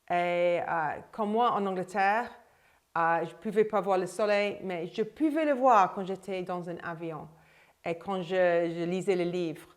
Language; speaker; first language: French; non-native, fluent; English